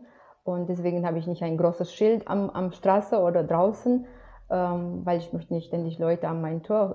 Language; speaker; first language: German; non-native, fluent; Romanian